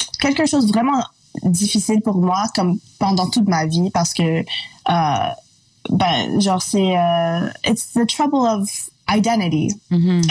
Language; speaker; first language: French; non-native, local second language; English